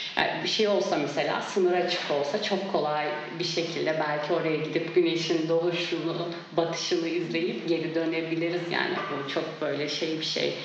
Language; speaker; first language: Turkish; non-native, local second language; Kurdish